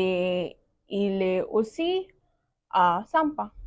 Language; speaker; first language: French; non-native, learner; Bangla